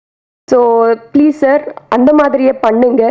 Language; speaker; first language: Tamil; non-native, learner; Telugu